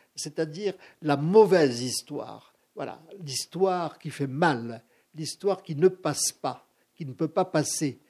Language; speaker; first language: French; native; French